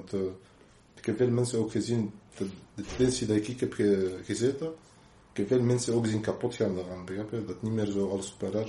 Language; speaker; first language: Dutch; non-native, local second language; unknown